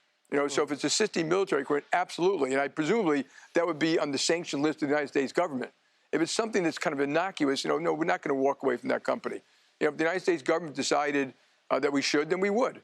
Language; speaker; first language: English; native; English